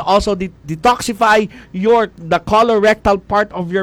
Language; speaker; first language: English; non-native, local second language; Hiligaynon